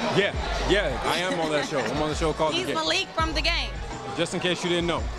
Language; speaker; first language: English; native; English